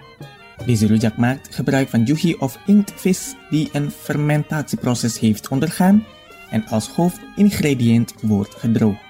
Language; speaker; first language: Dutch; non-native, fluent; Indonesian